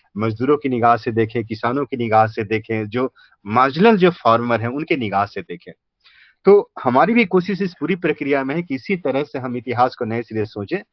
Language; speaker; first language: Hindi; native; Hindi